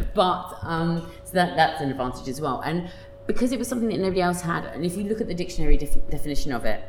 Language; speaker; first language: English; native; English